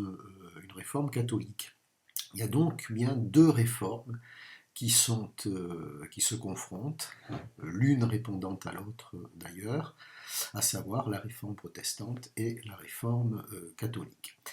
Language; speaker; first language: French; native; French